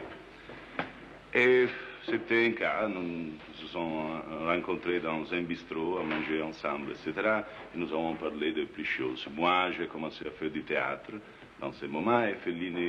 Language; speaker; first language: French; non-native, learner; Italian